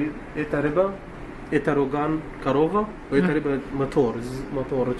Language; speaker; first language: Russian; non-native, learner; Arabic